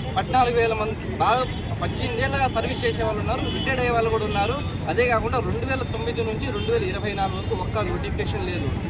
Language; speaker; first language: Telugu; native; Telugu